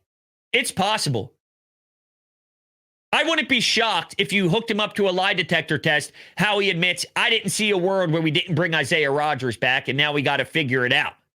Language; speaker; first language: English; native; English